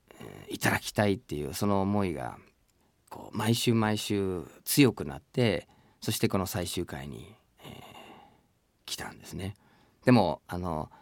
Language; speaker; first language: Japanese; non-native, fluent; English